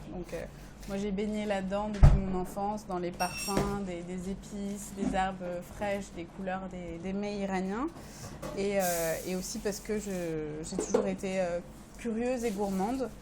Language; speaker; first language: French; early bilingual, other home language; Persian